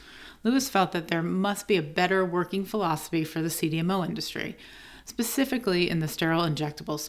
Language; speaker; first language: English; native; English